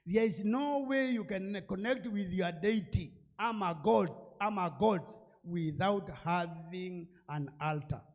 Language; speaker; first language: English; non-native, local second language; Swahili